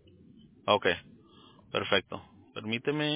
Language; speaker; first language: Spanish; early bilingual, heritage; Spanish